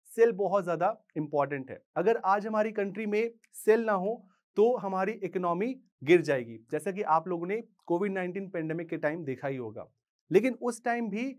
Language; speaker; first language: Hindi; native; Hindi